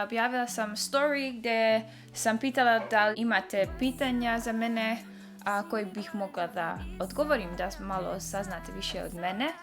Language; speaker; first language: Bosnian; early bilingual, heritage; Dutch